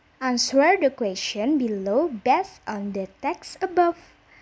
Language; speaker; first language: English; non-native, fluent; Indonesian